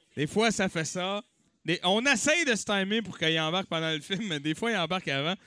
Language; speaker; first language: French; native; French